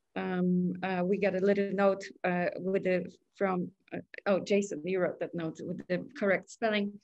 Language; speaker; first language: English; non-native, fluent; Polish